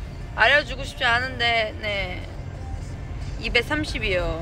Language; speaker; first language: Korean; non-native, fluent; Chinese